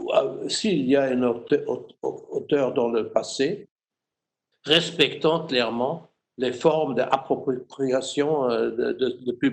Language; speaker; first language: French; non-native, fluent; German